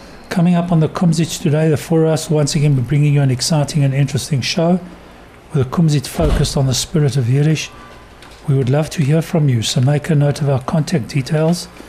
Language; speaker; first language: English; native; English